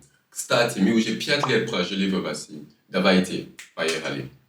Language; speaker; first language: Russian; non-native, fluent; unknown